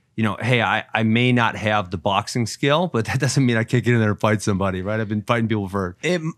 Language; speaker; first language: English; native; English